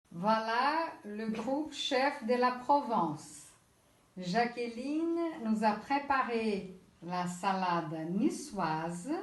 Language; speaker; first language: French; non-native, learner; Portuguese